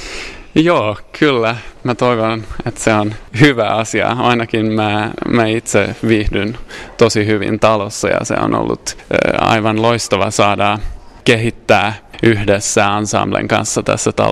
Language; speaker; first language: Finnish; non-native, fluent; Swedish